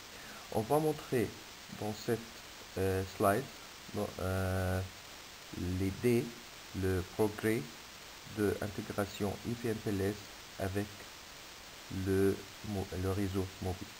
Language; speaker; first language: French; non-native, fluent; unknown